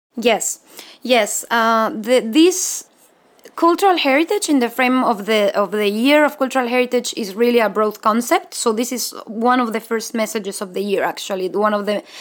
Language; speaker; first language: English; non-native, fluent; Spanish